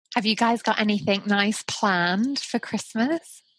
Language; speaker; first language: English; native; English